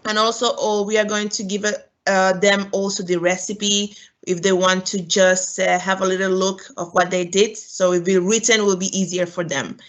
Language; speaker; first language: English; non-native, fluent; Romanian